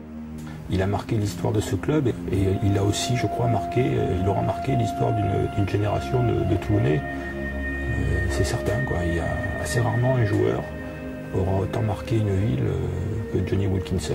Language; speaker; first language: French; native; French